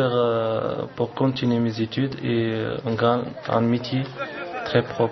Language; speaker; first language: French; non-native, learner; Arabic